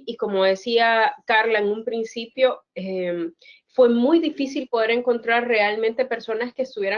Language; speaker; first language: Spanish; native; Spanish